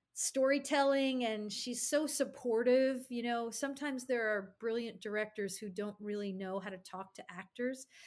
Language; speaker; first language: English; native; English